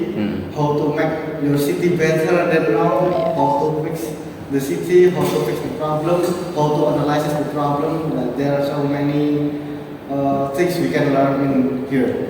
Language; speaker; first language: English; non-native, learner; Indonesian